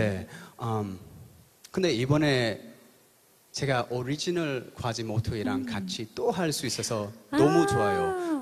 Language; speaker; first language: Korean; early bilingual, heritage; English